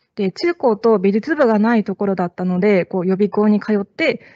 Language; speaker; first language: Japanese; native; Japanese